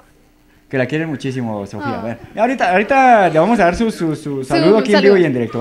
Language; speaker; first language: Spanish; native; Spanish